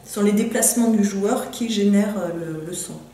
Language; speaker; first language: French; native; French